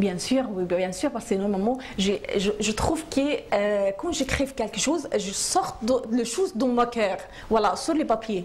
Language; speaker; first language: French; non-native, learner; Arabic